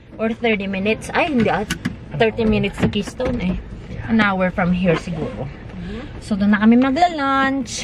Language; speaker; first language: Filipino; native; Filipino